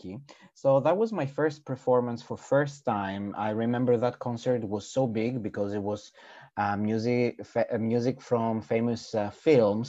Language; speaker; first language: English; non-native, fluent; Greek